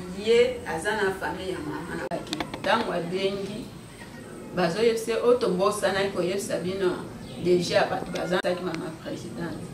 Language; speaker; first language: Lingala; native; Lingala